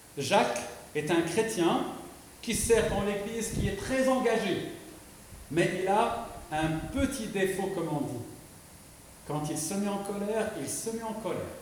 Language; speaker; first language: French; non-native, local second language; Arabic